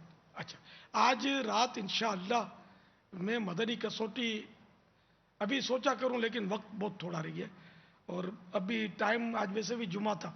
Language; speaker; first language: Urdu; native; Urdu